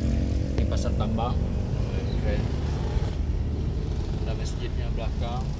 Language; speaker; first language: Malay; non-native, local second language; Minangkabau